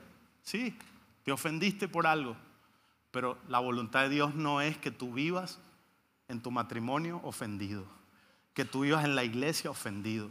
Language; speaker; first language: Spanish; native; Spanish